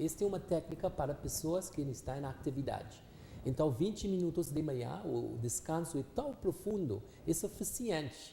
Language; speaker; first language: Portuguese; non-native, fluent; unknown